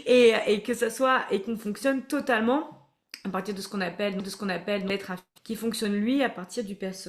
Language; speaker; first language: French; native; French